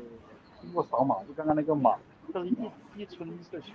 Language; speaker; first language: Chinese; native; Chinese